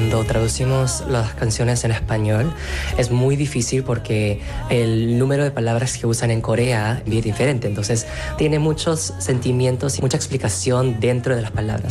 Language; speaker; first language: Spanish; non-native, fluent; Korean